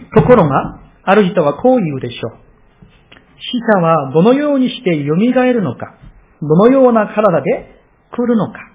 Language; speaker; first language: Japanese; non-native, fluent; Korean